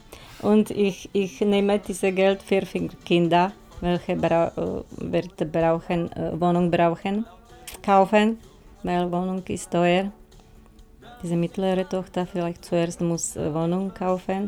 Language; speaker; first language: German; non-native, learner; Slovak